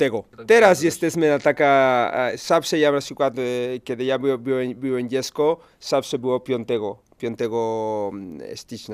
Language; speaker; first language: Polish; non-native, learner; Spanish